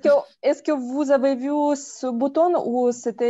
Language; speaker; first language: French; non-native, fluent; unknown